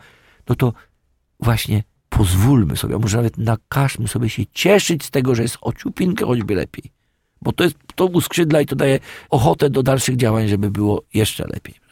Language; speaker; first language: Polish; native; Polish